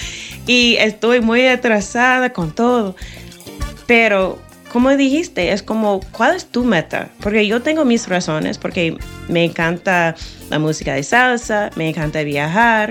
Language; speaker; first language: Spanish; non-native, fluent; English